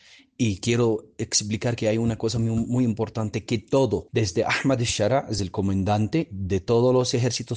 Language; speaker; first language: Spanish; non-native, fluent; Arabic